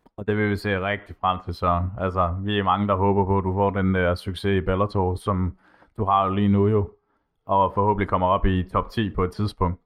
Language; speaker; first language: Danish; native; Danish